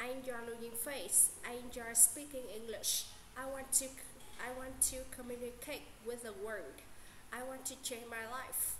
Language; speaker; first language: English; non-native, learner; Vietnamese